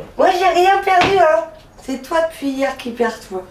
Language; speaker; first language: French; native; French